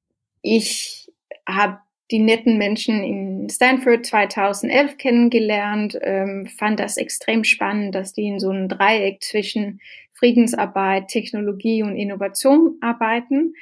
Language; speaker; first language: German; non-native, fluent; Danish